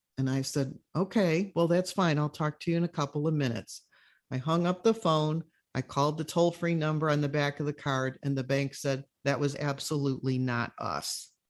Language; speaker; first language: English; native; English